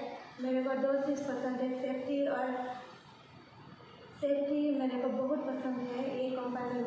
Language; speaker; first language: Hindi; non-native, local second language; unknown